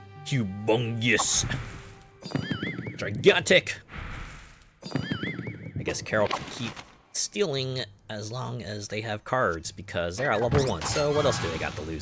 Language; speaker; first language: English; native; English